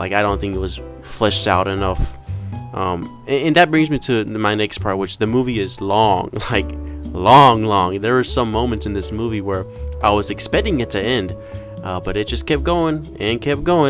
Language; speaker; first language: English; native; English